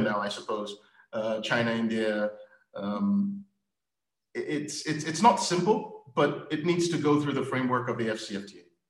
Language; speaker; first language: English; non-native, local second language; Yoruba